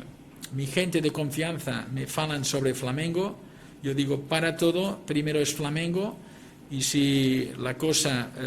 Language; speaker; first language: Spanish; non-native, local second language; Catalan